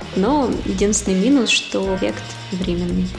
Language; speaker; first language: Russian; native; Russian